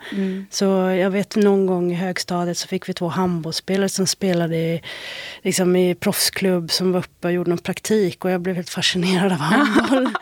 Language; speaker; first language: Swedish; native; Swedish